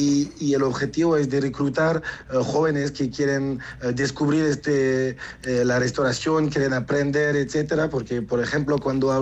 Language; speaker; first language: Spanish; non-native, learner; French